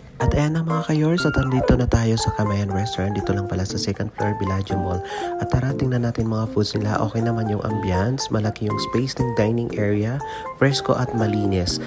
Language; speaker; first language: Filipino; non-native, local second language; Maranao